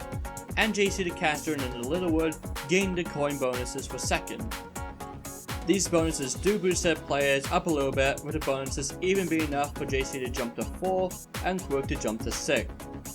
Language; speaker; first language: English; native; English